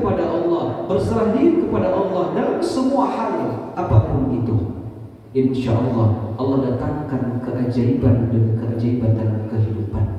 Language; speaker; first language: Indonesian; native; Indonesian